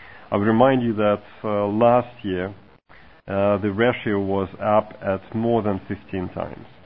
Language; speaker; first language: English; non-native, fluent; Russian